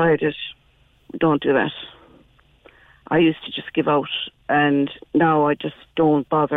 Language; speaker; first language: English; non-native, local second language; Swahili